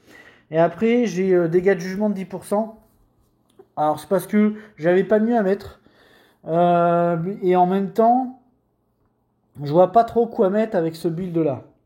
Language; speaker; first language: French; native; French